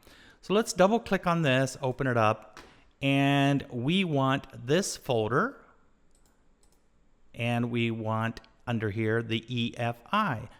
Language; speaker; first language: English; native; English